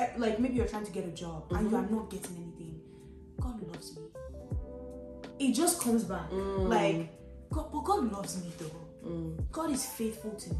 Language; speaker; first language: English; non-native, local second language; Yoruba